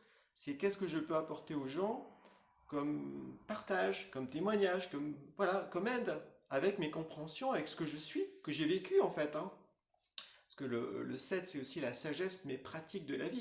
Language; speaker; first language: French; native; French